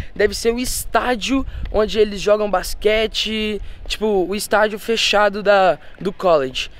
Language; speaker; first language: Portuguese; early bilingual, heritage; Portuguese